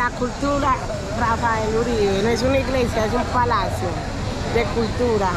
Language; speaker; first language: Spanish; native; Spanish